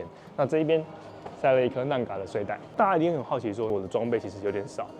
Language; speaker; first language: Chinese; native; Chinese